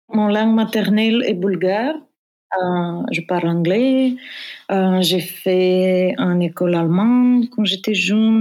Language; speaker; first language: French; non-native, fluent; Bulgarian